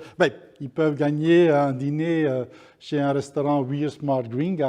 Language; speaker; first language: French; non-native, fluent; Dutch